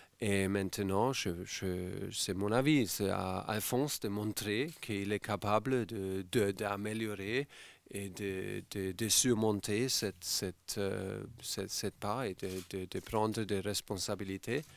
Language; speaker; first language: French; non-native, fluent; German